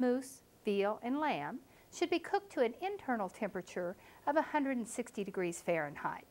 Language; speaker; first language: English; native; English